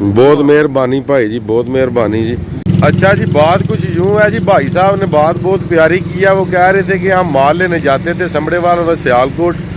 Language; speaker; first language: Urdu; non-native, local second language; Punjabi